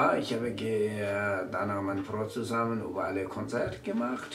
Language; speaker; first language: German; non-native, learner; Tibetan